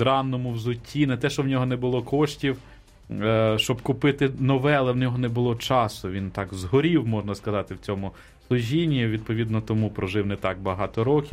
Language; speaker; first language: Ukrainian; native; Ukrainian